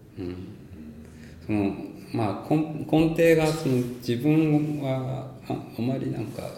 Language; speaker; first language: Japanese; early bilingual, heritage; Japanese